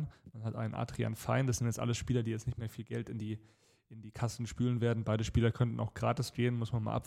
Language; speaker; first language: German; native; German